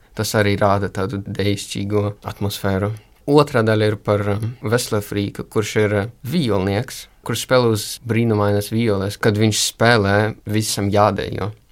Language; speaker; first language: Latvian; early bilingual, other home language; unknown